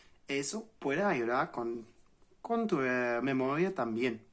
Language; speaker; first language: Spanish; non-native, fluent; English